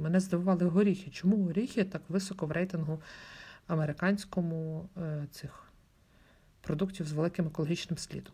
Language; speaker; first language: Ukrainian; native; Ukrainian